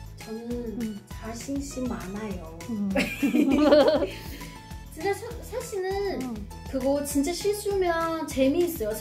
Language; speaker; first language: Korean; non-native, learner; Chinese